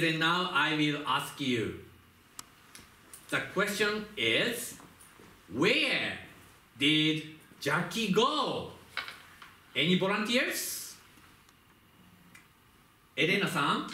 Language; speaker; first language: English; non-native, fluent; Japanese